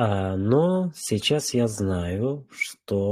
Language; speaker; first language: Russian; non-native, fluent; Uzbek